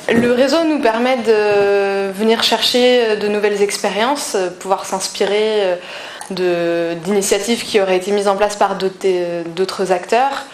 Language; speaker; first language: French; native; French